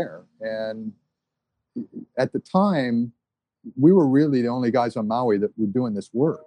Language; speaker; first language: English; native; English